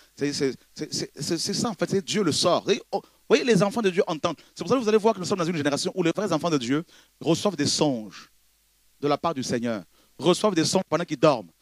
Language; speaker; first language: French; non-native, local second language; Lingala